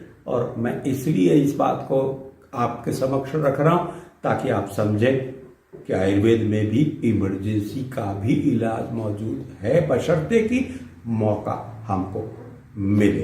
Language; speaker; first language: Hindi; native; Hindi